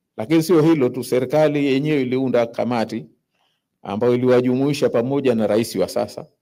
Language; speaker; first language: Swahili; native; Swahili